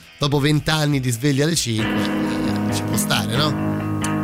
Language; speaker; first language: Italian; native; Italian